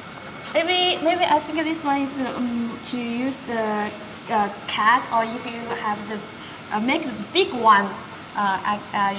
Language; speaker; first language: English; non-native, learner; Chinese